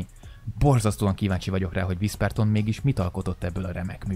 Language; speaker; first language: Hungarian; native; Hungarian